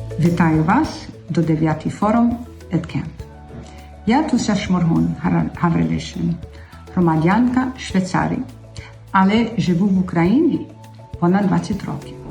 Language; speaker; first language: Ukrainian; early bilingual, heritage; Ukrainian